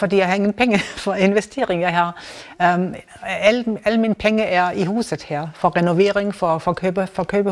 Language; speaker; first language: Danish; non-native, learner; German